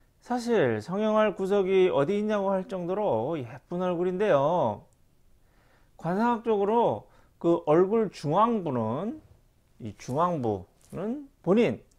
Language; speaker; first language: Korean; native; Korean